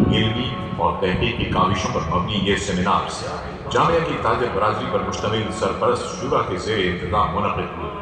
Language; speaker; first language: Urdu; native; Urdu